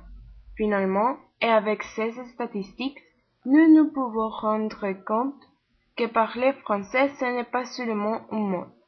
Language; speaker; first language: French; non-native, learner; Spanish